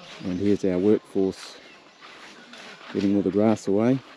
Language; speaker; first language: English; native; English